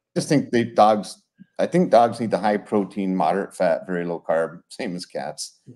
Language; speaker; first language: English; native; English